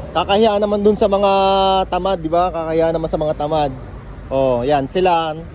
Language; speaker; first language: Filipino; native; Filipino